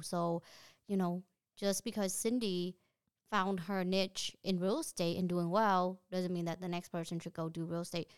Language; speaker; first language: English; early bilingual, other home language; Vietnamese